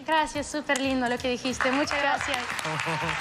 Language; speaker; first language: Spanish; non-native, fluent; Russian